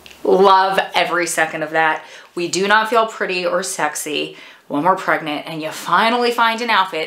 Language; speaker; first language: English; native; English